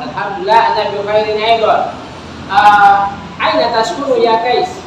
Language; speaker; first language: Arabic; non-native, fluent; Indonesian